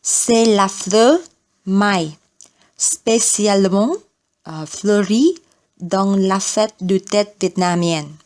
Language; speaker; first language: French; non-native, learner; Vietnamese